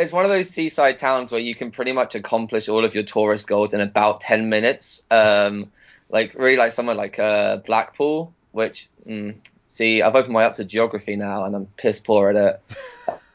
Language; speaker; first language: English; native; English